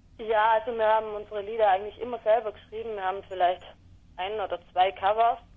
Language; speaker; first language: German; native; German